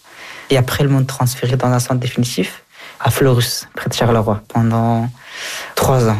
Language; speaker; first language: French; early bilingual, other home language; Persian